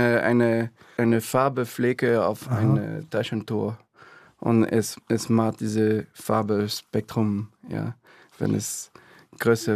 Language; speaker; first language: German; non-native, fluent; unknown